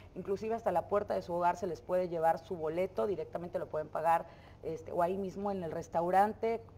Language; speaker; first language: Spanish; native; Spanish